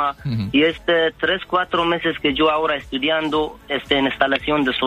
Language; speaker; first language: Spanish; non-native, learner; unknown